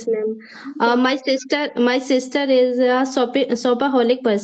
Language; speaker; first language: English; non-native, learner; Hindi